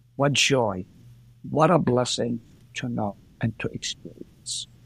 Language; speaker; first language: English; non-native, fluent; Arabic